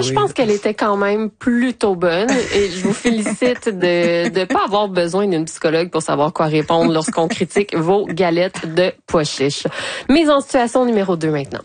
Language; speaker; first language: French; native; French